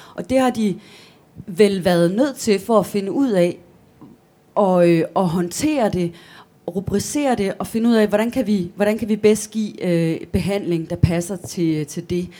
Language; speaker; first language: Danish; native; Danish